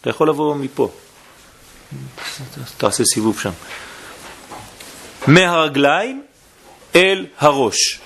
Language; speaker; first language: Hebrew; non-native, fluent; French